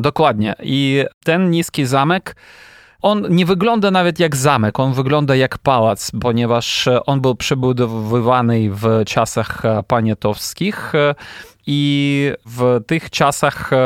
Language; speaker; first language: Polish; non-native, fluent; Ukrainian